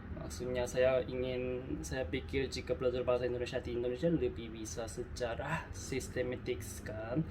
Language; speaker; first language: Indonesian; non-native, learner; Korean